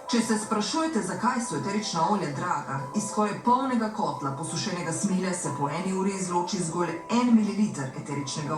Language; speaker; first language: Slovenian; native; Slovenian